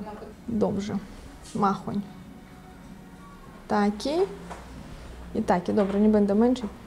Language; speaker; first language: Polish; non-native, fluent; Ukrainian